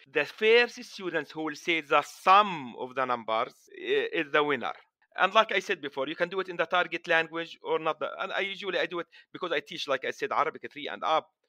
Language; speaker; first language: English; non-native, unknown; Arabic